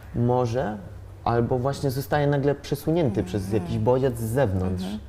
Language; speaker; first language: Polish; native; Polish